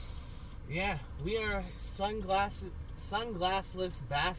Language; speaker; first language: English; native; English